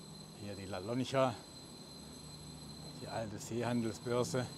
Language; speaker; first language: German; native; German